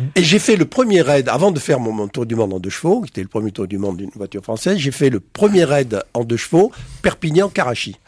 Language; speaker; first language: French; native; French